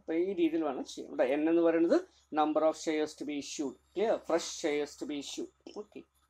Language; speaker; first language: English; non-native, local second language; Malayalam